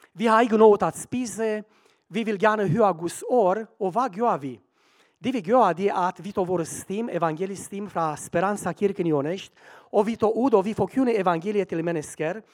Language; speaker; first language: Norwegian; non-native, learner; Romanian